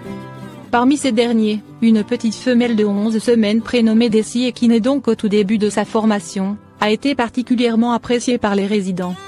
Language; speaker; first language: French; native; French